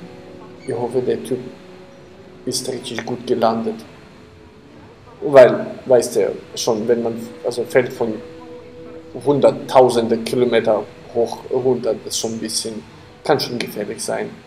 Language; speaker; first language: German; non-native, fluent; Ukrainian